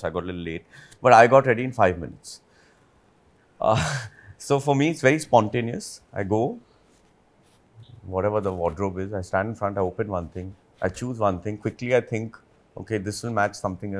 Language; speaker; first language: English; non-native, local second language; Hindi